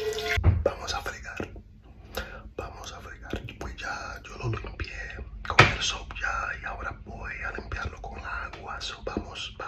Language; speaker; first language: Spanish; early bilingual, heritage; English